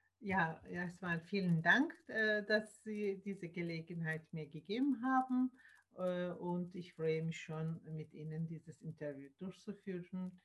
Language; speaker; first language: German; non-native, learner; Turkish